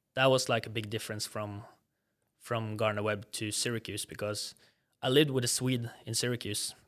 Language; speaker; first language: English; non-native, fluent; Norwegian